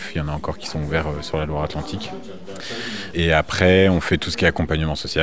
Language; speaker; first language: French; native; French